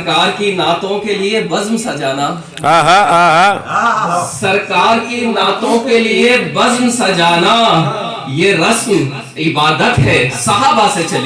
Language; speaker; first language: Urdu; native; Urdu